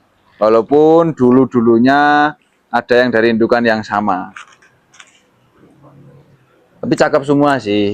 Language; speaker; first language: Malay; non-native, local second language; Javanese